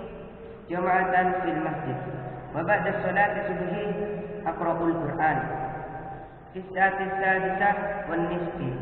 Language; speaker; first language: Arabic; non-native, learner; Indonesian